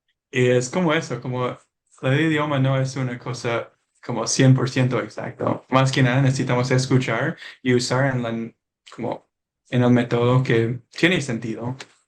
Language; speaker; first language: Spanish; non-native, learner; English